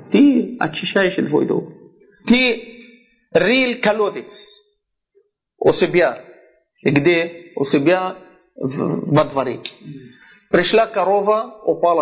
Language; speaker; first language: Russian; non-native, fluent; Arabic